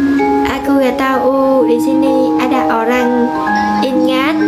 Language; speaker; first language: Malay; non-native, learner; Vietnamese